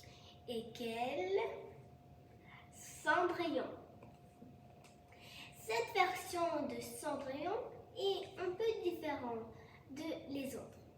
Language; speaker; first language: French; non-native, learner; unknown